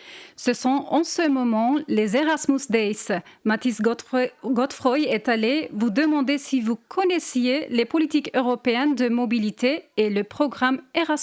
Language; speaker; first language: French; native; French